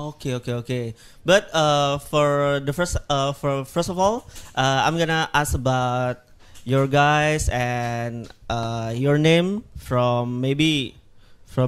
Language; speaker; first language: English; non-native, learner; Indonesian